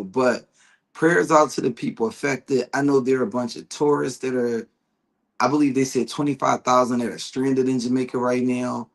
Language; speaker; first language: English; native; English